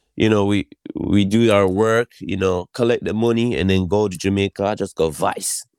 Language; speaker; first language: English; non-native, fluent; Japanese